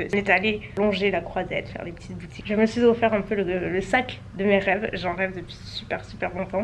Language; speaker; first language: French; native; French